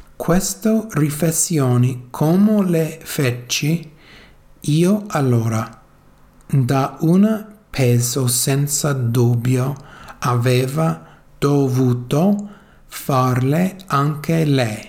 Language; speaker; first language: Italian; non-native, learner; English